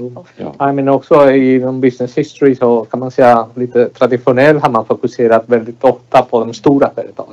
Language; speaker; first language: Swedish; non-native, fluent; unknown